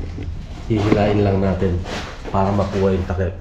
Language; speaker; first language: Filipino; native; Filipino